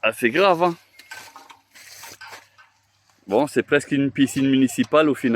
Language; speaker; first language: French; native; French